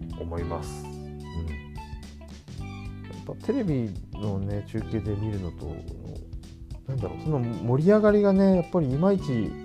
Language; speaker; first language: Japanese; native; Japanese